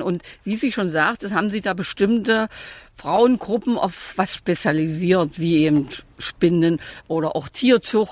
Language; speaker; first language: German; native; German